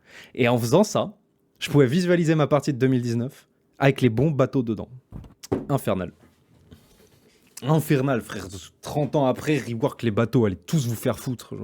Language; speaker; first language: French; native; French